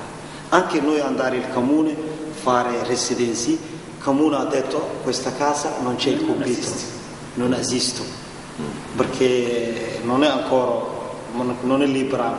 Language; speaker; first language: Italian; non-native, learner; Somali